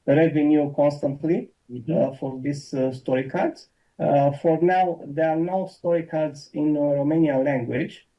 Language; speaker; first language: English; non-native, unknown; Romanian